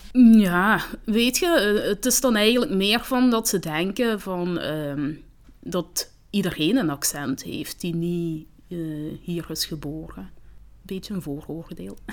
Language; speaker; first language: Dutch; early bilingual, other home language; Kinyarwanda